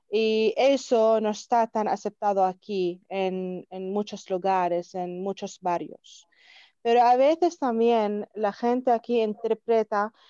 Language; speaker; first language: Spanish; non-native, learner; Arabic